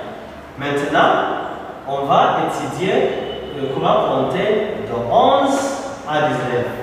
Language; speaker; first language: French; non-native, local second language; Rundi